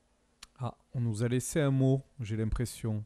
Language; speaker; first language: French; native; French